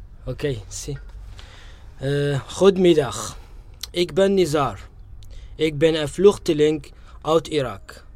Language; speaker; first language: Dutch; non-native, learner; Arabic